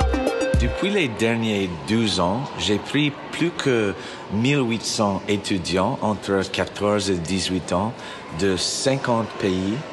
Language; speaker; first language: French; non-native, learner; English